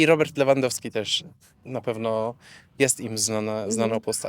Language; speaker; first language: Polish; non-native, fluent; Persian